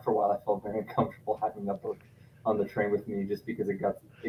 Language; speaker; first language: English; non-native, fluent; Italian